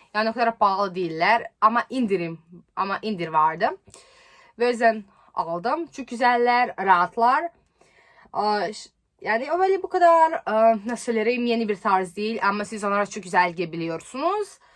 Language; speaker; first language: Turkish; non-native, learner; Serbian